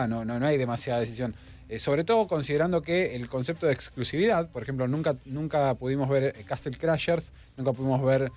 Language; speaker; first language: Spanish; native; Spanish